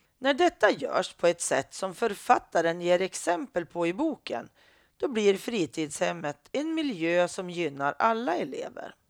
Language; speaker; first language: Swedish; native; Swedish